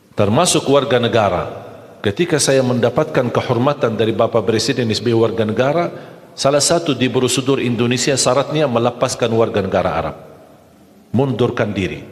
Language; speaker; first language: Malay; non-native, fluent; Arabic